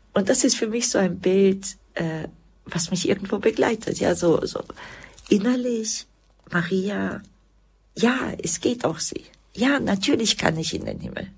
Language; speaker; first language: German; early bilingual, other home language; Croatian